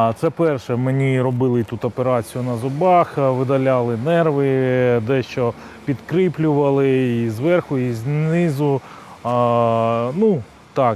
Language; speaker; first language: Ukrainian; non-native, local second language; Russian